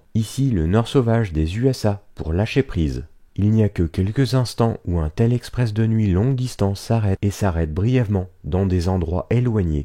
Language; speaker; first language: French; native; French